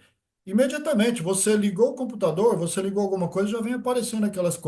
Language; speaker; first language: Portuguese; native; Portuguese